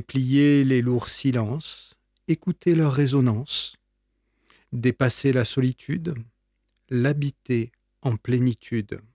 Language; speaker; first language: French; native; French